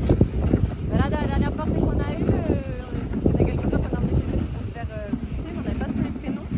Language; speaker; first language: French; native; French